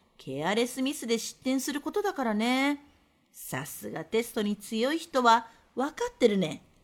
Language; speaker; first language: Japanese; native; Japanese